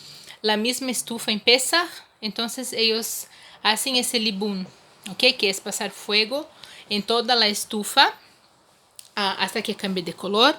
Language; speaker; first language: Spanish; non-native, fluent; Portuguese